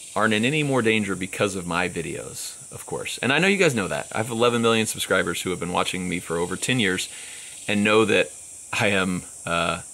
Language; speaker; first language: English; native; English